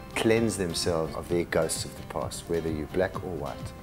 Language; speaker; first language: English; native; English